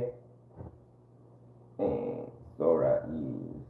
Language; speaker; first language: Japanese; non-native, learner; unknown